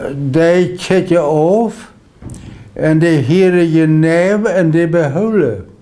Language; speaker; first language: German; non-native, local second language; Low German